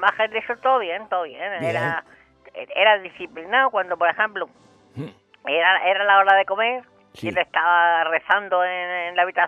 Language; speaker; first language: Spanish; native; Spanish